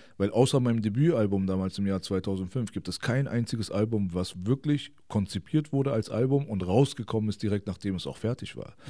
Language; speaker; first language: German; early bilingual, other home language; Persian